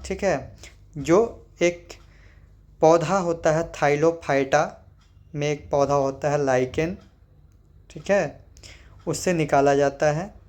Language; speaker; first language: Hindi; native; Hindi